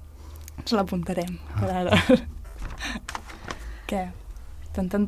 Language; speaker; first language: Catalan; native; Catalan